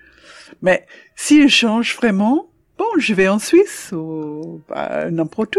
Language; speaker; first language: French; non-native, fluent; English